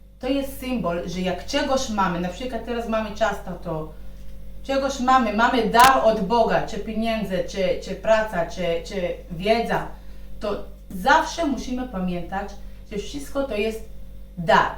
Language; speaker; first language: Polish; non-native, learner; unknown